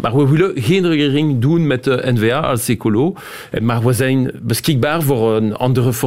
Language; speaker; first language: Dutch; non-native, local second language; French